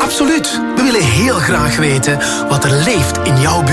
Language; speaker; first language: Dutch; native; Dutch